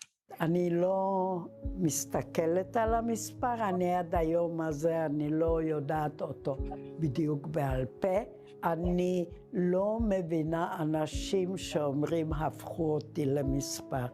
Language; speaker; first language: Hebrew; non-native, fluent; Czech